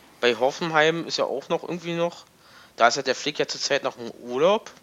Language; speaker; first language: German; native; German